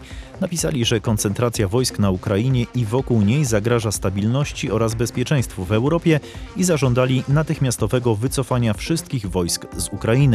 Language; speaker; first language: Polish; native; Polish